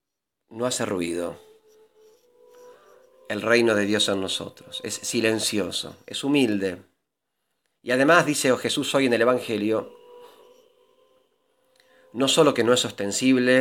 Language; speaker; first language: Spanish; native; Spanish